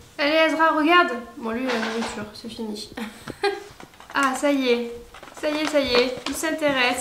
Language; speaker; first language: French; native; French